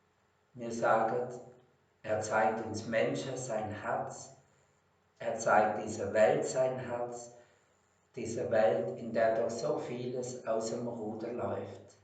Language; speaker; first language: German; native; German